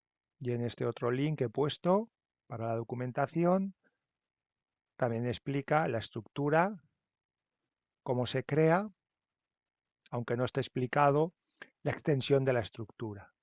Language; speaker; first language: Spanish; native; Spanish